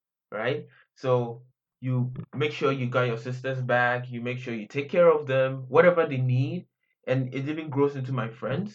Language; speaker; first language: English; non-native, local second language; Akan